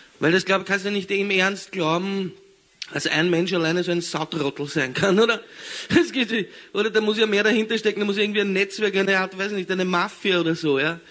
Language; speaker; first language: German; native; German